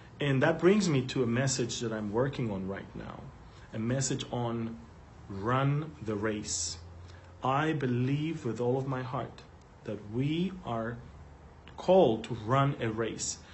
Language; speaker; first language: English; non-native, fluent; Hebrew